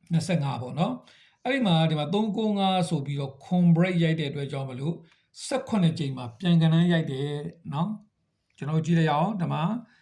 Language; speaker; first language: Burmese; native; Burmese